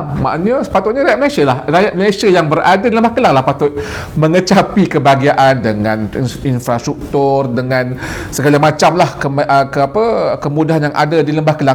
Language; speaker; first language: Malay; native; Malay